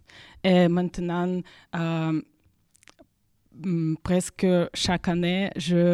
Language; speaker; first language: French; non-native, learner; Russian